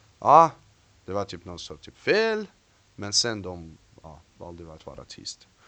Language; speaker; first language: Swedish; non-native, fluent; Russian